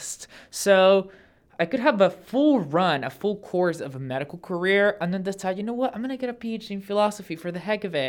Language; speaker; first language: English; non-native, fluent; Spanish